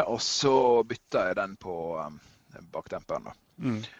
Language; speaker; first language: Norwegian; native; Norwegian